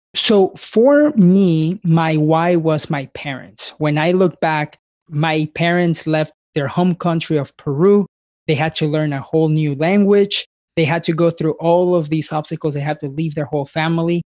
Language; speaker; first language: English; early bilingual, other home language; Spanish